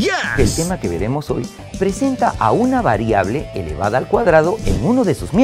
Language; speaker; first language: Spanish; native; Spanish